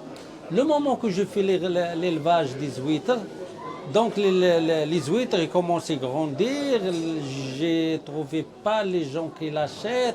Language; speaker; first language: French; non-native, learner; Arabic